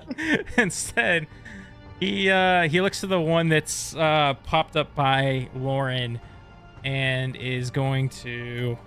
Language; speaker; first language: English; native; English